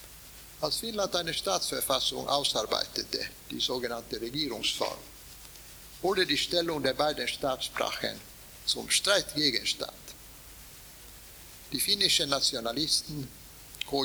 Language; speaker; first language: German; non-native, fluent; Swedish